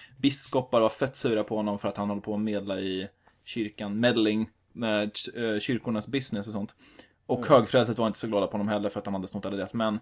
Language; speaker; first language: Swedish; native; Swedish